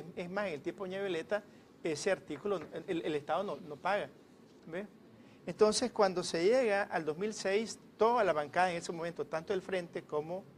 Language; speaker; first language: Spanish; native; Spanish